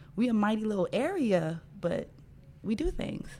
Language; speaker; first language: English; native; English